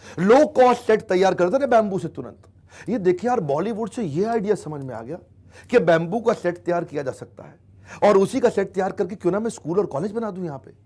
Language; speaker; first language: Hindi; native; Hindi